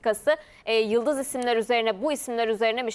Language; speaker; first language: Turkish; native; Turkish